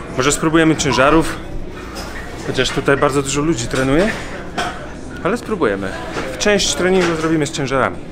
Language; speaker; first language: Polish; native; Polish